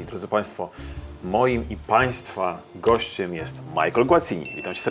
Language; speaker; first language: Polish; native; Polish